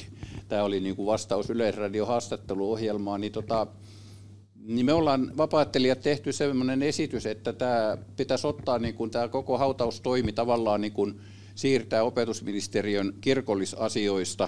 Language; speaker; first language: Finnish; native; Finnish